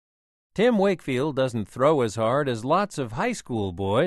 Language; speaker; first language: English; native; English